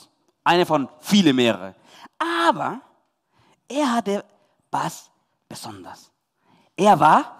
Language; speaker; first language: German; non-native, learner; Spanish